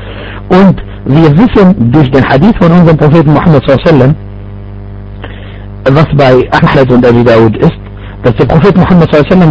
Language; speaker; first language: German; non-native, fluent; Arabic